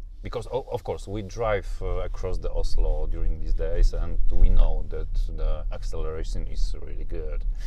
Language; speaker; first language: English; non-native, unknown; Polish